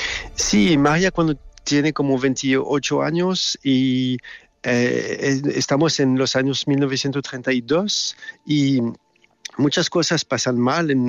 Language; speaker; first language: Spanish; non-native, fluent; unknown